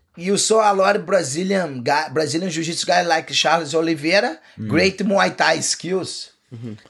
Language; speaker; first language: English; non-native, learner; Portuguese